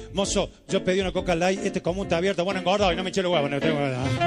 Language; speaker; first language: Spanish; native; Spanish